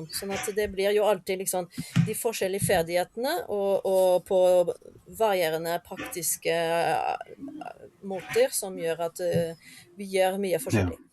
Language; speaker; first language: Norwegian; non-native, fluent; French